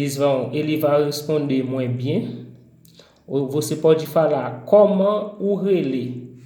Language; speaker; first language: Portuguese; non-native, learner; Haitian Creole